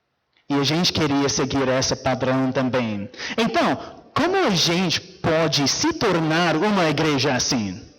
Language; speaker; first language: Portuguese; non-native, fluent; English